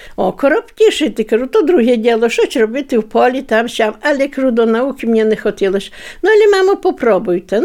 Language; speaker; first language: Ukrainian; native; Ukrainian